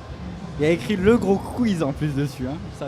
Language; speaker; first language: French; native; French